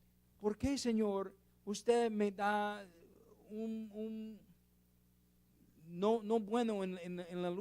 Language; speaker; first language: Spanish; non-native, learner; English